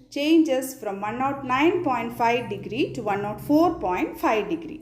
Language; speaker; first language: English; non-native, local second language; Malayalam